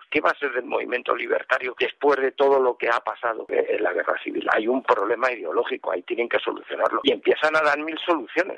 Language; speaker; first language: Spanish; native; Spanish